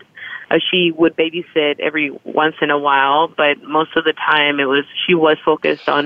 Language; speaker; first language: English; early bilingual, other home language; Spanish